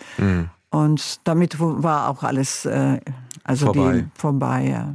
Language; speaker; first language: German; non-native, fluent; Croatian